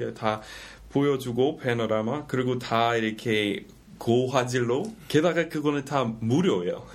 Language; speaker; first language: Korean; non-native, fluent; English